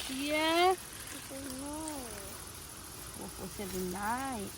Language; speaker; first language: Danish; early bilingual, other home language; Mizo